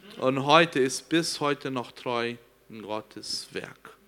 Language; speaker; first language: German; non-native, learner; Portuguese